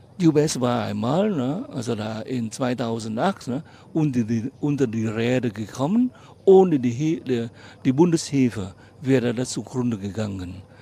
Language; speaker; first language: German; non-native, fluent; Vietnamese